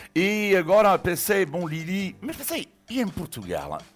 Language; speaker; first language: Portuguese; non-native, fluent; French